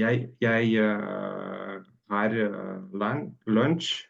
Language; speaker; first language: Norwegian; non-native, learner; Lithuanian